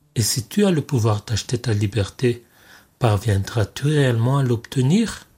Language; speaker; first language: French; non-native, local second language; Malagasy